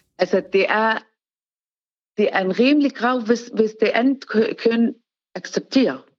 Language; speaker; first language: Danish; non-native, fluent; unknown